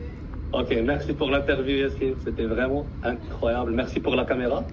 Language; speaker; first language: French; early bilingual, heritage; Arabic